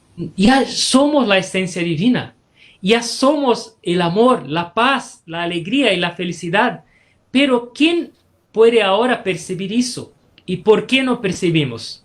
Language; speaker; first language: Spanish; non-native, fluent; Portuguese